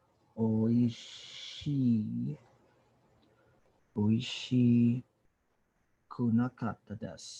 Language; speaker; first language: Japanese; non-native, learner; English